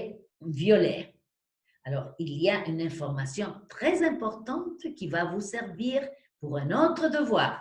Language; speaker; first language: French; non-native, fluent; Spanish